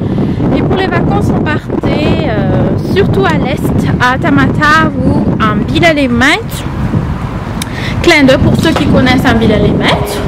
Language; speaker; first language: French; non-native, local second language; Malagasy